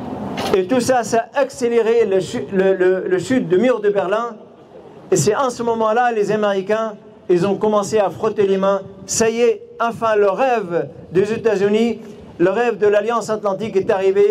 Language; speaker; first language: French; non-native, fluent; Arabic